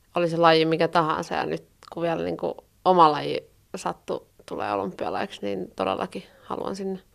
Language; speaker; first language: Finnish; native; Finnish